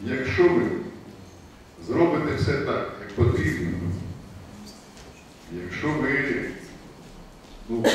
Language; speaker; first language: Ukrainian; non-native, local second language; Russian